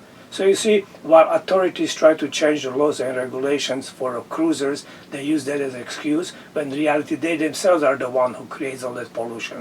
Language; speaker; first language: English; non-native, fluent; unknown